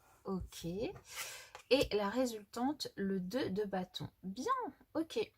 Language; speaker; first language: French; native; French